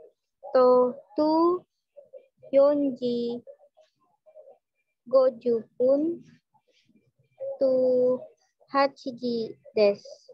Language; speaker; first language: Japanese; non-native, learner; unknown